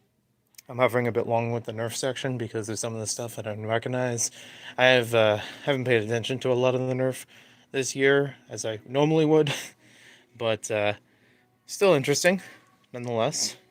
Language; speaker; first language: English; native; English